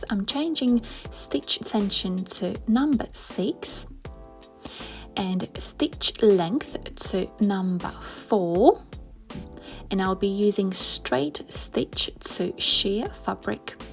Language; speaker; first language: English; non-native, fluent; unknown